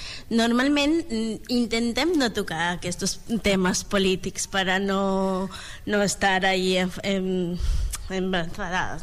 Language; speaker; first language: Catalan; non-native, learner; Spanish